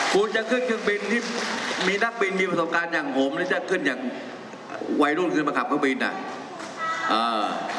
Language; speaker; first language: Thai; native; Thai